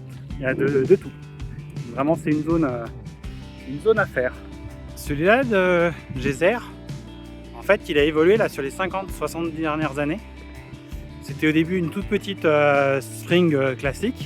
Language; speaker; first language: French; native; French